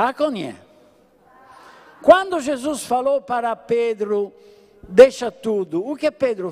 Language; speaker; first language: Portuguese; non-native, fluent; Italian